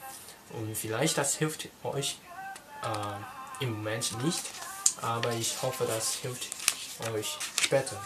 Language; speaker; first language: German; non-native, learner; Cantonese